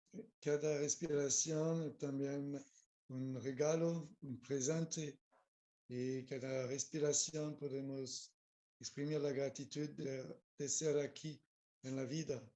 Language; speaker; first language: Spanish; non-native, learner; French